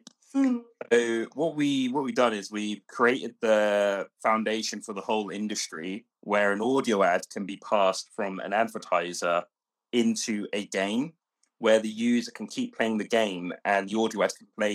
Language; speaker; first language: English; native; English